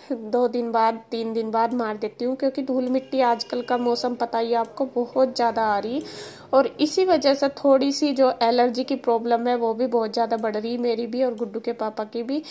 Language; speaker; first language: Hindi; native; Hindi